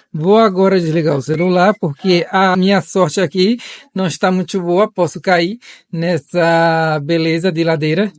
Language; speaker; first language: Portuguese; native; Portuguese